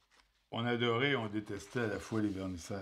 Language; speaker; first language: French; native; French